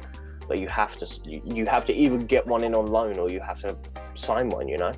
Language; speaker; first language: English; native; English